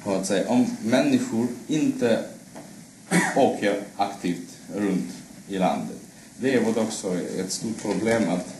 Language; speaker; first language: Swedish; non-native, fluent; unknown